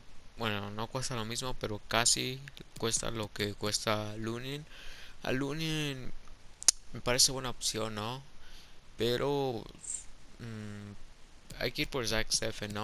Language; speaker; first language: Spanish; early bilingual, heritage; Spanish